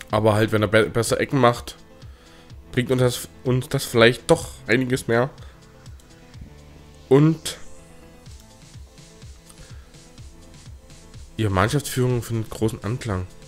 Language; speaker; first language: German; native; German